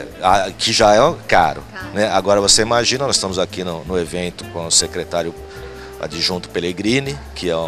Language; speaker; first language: Portuguese; native; Portuguese